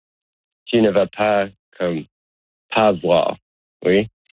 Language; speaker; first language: French; non-native, learner; English